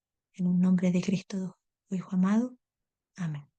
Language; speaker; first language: Spanish; native; Spanish